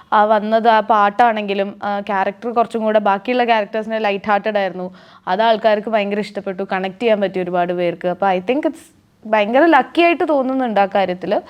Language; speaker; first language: Malayalam; native; Malayalam